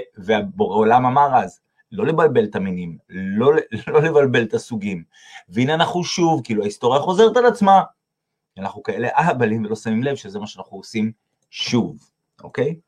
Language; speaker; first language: Hebrew; native; Hebrew